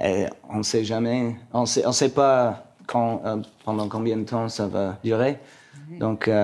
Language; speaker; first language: French; non-native, local second language; English